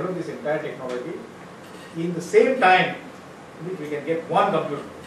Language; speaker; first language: English; non-native, local second language; Marathi